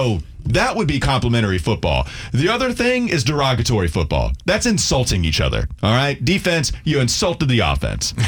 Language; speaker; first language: English; native; English